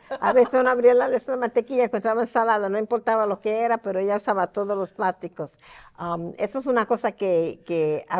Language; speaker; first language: Spanish; early bilingual, heritage; Spanish